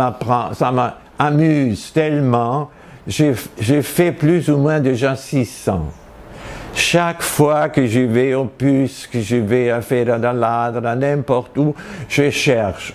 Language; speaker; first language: French; non-native, fluent; Spanish